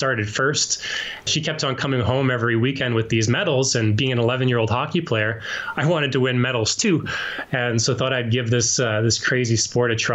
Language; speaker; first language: English; native; English